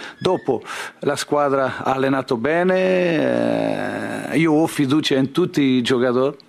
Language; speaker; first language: Italian; non-native, learner; Portuguese